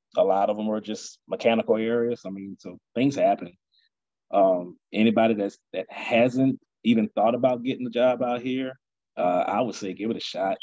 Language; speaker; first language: English; native; English